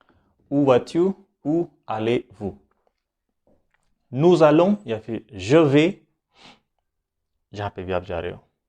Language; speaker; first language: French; non-native, fluent; Hindi